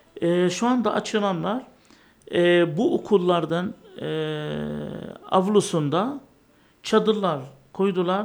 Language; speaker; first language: Turkish; non-native, fluent; Arabic